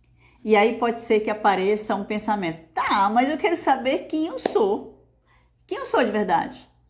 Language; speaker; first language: Portuguese; native; Portuguese